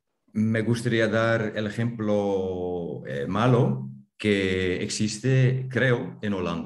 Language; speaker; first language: Spanish; non-native, fluent; Dutch